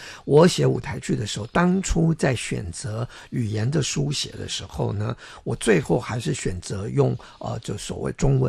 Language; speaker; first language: Chinese; non-native, local second language; Min Nan Chinese